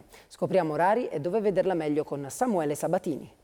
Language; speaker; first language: Italian; native; Italian